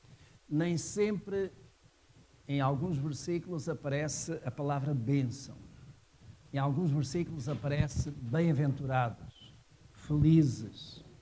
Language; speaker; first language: Portuguese; native; Portuguese